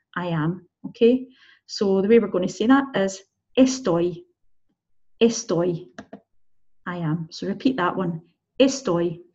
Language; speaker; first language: English; native; English